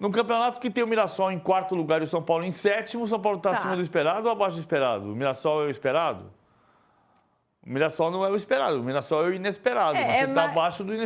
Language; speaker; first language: Portuguese; native; Portuguese